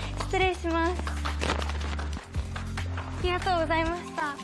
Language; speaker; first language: Japanese; non-native, fluent; English